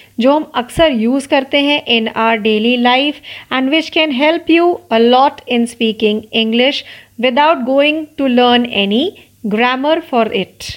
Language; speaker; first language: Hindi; non-native, local second language; Marathi